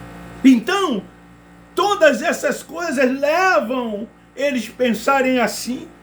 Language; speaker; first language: Portuguese; native; Portuguese